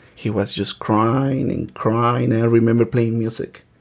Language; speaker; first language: English; early bilingual, other home language; Spanish